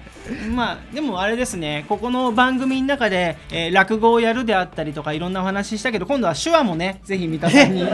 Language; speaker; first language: Japanese; native; Japanese